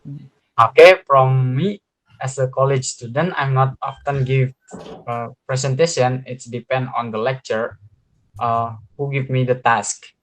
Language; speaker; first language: English; non-native, learner; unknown